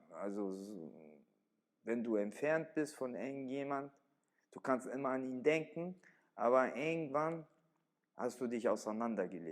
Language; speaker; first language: German; early bilingual, other home language; Italian